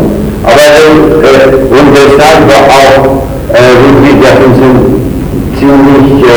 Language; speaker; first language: German; non-native, fluent; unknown